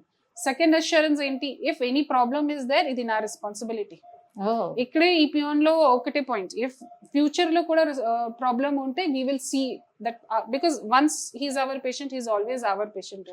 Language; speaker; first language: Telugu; non-native, fluent; Hindi